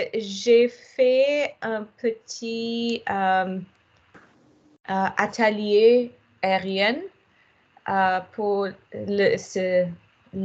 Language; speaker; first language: French; non-native, learner; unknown